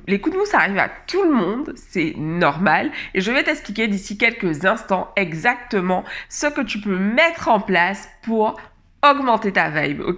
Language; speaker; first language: French; native; French